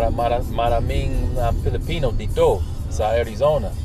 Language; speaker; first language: Filipino; non-native, learner; English